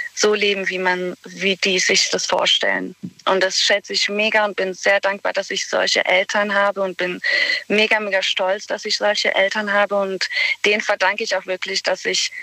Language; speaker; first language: German; non-native, fluent; Bosnian